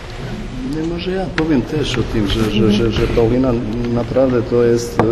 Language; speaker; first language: Polish; non-native, fluent; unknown